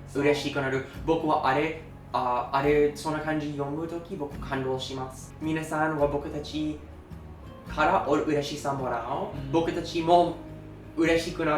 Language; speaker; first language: Japanese; non-native, learner; English